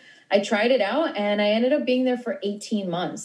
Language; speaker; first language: English; native; English